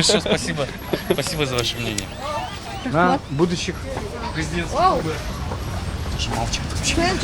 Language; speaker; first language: Russian; native; Russian